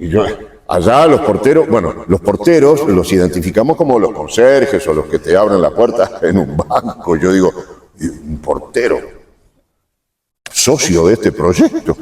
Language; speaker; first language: Spanish; native; Spanish